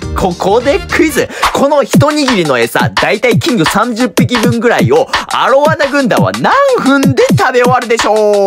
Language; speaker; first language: Japanese; native; Japanese